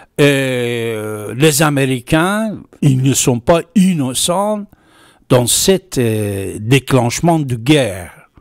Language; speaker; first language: French; non-native, fluent; Persian